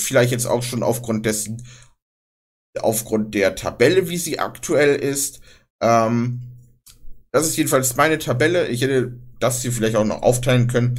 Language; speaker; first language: German; native; German